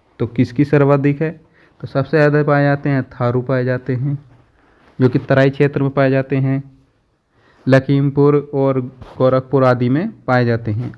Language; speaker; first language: Hindi; native; Hindi